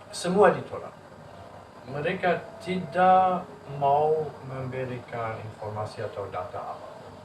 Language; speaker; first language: Indonesian; non-native, fluent; Luxembourgish